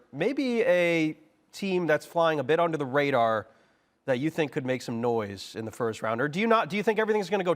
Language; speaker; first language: English; native; English